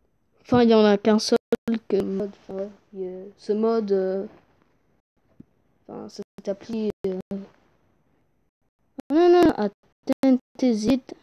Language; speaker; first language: French; native; French